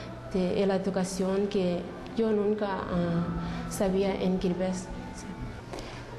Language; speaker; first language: Spanish; non-native, learner; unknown